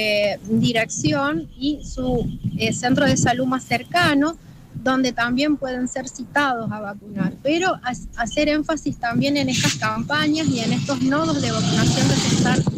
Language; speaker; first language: Spanish; native; Spanish